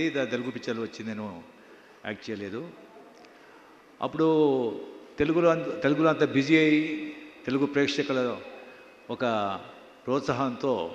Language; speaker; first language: Telugu; non-native, fluent; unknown